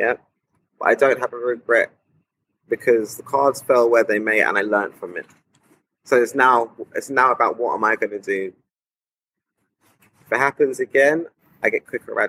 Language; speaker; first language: English; native; English